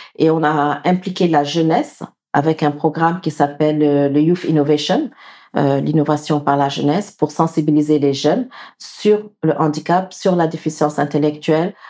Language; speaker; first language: French; non-native, local second language; Wolof